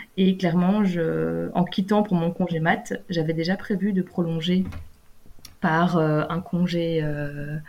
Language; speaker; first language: French; native; French